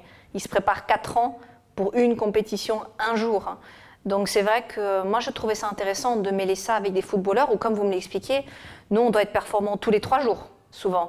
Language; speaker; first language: French; native; French